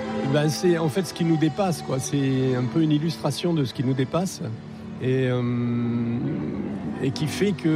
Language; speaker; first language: French; native; French